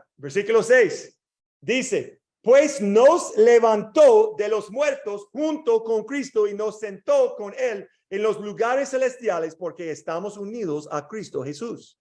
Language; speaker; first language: Spanish; non-native, learner; English